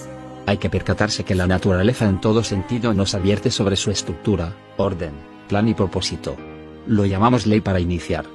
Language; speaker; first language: Spanish; native; Spanish